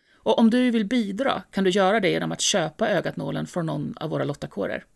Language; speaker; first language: English; non-native, fluent; Ukrainian